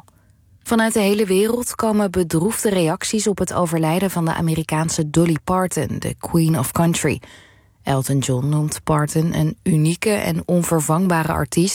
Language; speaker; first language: Dutch; native; Dutch